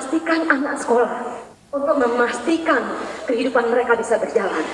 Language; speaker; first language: Indonesian; native; Indonesian